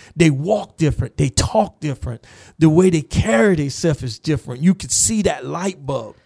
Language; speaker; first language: English; native; English